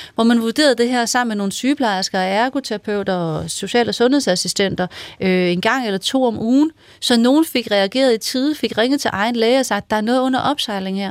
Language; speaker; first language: Danish; native; Danish